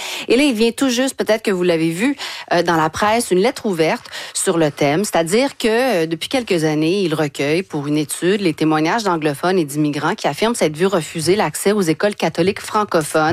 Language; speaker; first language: French; native; French